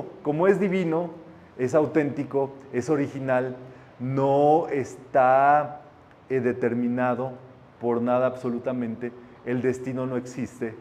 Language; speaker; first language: Spanish; native; Spanish